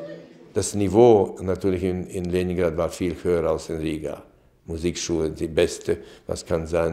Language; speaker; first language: German; non-native, fluent; Latvian